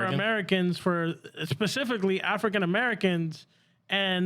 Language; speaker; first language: English; early bilingual, other home language; Spanish